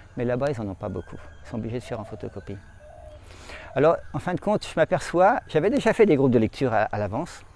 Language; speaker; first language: French; native; French